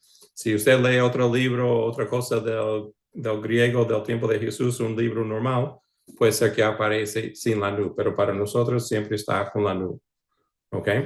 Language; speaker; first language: Spanish; non-native, fluent; English